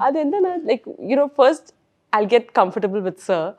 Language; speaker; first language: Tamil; non-native, learner; Malayalam